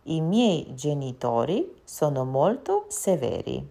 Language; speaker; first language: Italian; non-native, fluent; Georgian